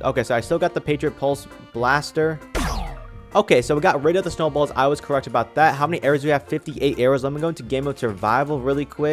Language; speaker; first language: English; native; English